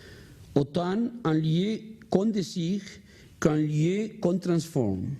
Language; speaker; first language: French; non-native, learner; Spanish